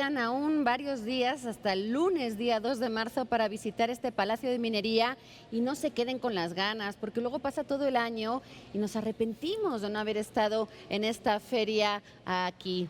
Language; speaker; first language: Spanish; native; Spanish